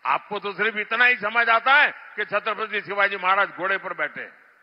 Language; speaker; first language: Hindi; non-native, local second language; Gujarati